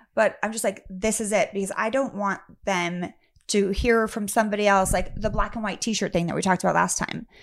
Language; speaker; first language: English; native; English